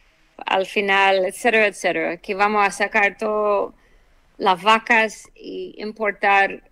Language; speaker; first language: Spanish; non-native, fluent; English